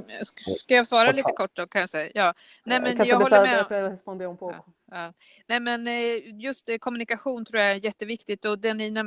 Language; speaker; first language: Swedish; native; Swedish